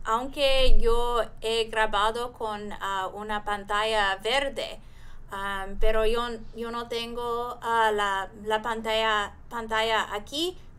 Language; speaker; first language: Spanish; non-native, learner; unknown